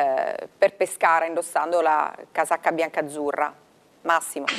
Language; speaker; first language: Italian; native; Italian